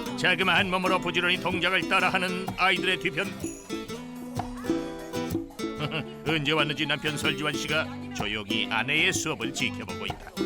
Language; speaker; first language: Korean; native; Korean